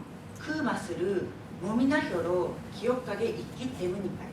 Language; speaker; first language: Korean; non-native, fluent; Japanese